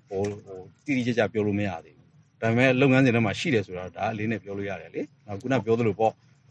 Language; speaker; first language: Burmese; non-native, local second language; S'gaw Karen